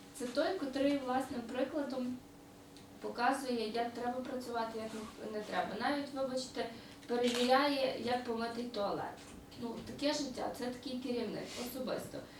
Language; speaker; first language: Ukrainian; native; Ukrainian